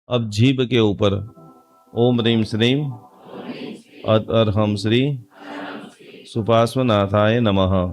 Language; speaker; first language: Hindi; non-native, local second language; Gujarati